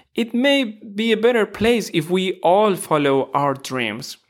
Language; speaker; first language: English; non-native, fluent; Spanish